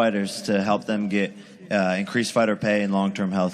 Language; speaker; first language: English; native; English